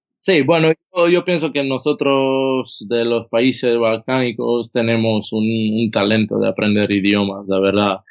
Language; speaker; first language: Spanish; non-native, fluent; Croatian